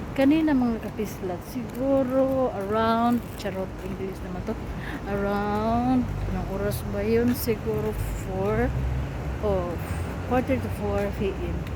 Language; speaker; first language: Filipino; non-native, local second language; Cebuano